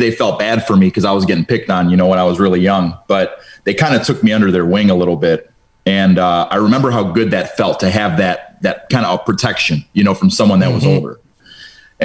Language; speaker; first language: English; early bilingual, other home language; Romanian